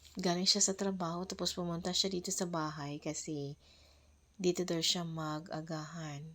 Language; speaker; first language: Filipino; non-native, local second language; Cebuano